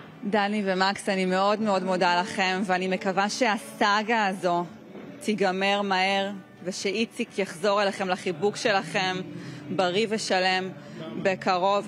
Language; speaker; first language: Hebrew; native; Hebrew